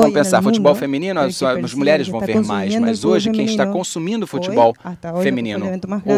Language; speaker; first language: Portuguese; non-native, learner; Spanish